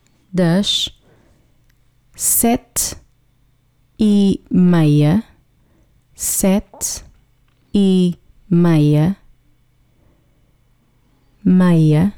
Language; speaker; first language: Portuguese; non-native, fluent; English